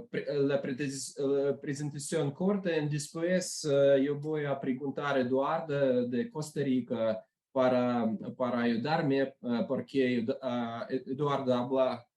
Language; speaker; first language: Spanish; non-native, learner; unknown